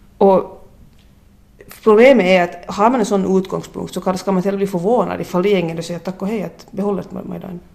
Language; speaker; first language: Swedish; native; Swedish